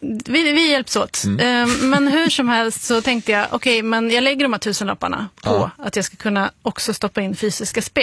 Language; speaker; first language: Swedish; native; Swedish